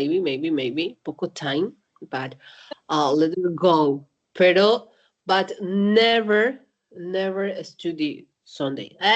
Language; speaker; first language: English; non-native, learner; Spanish